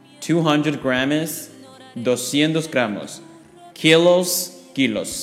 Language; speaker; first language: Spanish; non-native, fluent; Chinese